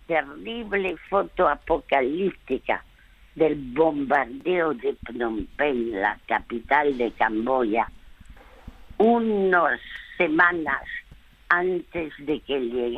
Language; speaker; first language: Spanish; early bilingual, other home language; French